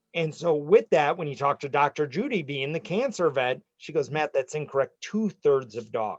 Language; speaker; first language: English; native; English